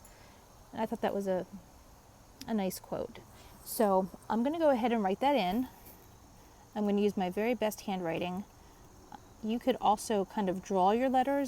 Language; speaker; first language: English; native; English